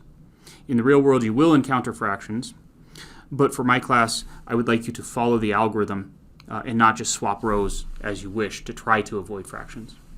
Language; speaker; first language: English; native; English